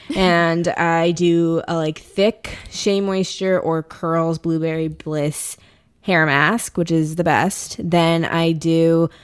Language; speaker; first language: English; native; English